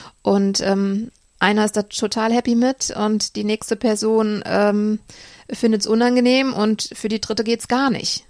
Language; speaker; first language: German; native; German